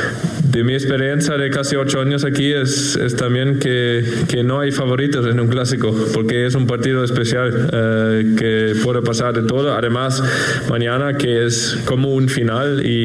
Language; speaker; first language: Spanish; non-native, fluent; German